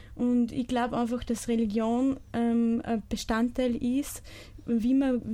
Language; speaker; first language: German; native; German